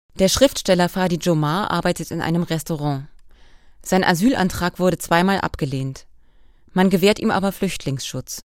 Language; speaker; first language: German; native; German